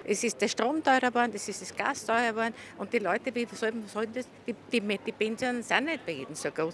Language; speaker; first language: German; native; German